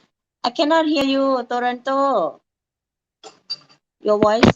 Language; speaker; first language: English; non-native, learner; Thai